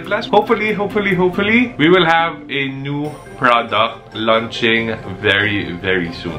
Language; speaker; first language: English; non-native, local second language; Filipino